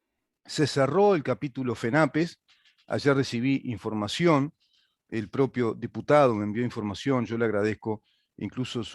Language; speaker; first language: Spanish; native; Spanish